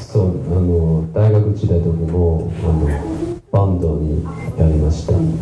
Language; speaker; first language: Japanese; non-native, learner; Chinese